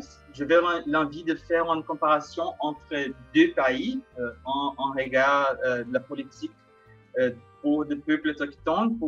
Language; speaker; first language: French; non-native, fluent; Portuguese